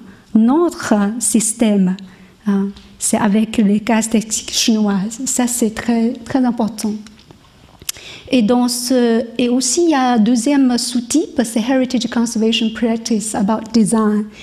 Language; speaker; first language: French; non-native, learner; Chinese